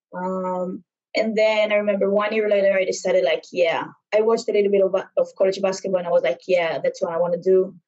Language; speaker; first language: English; non-native, fluent; Hebrew